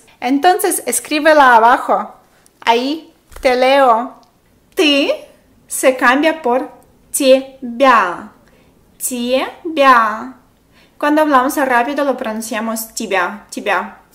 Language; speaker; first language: Spanish; non-native, fluent; Russian